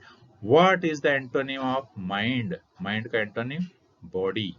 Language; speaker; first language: Hindi; native; Hindi